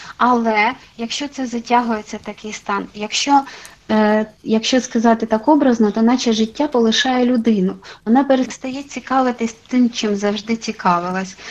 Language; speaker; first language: Ukrainian; non-native, local second language; Russian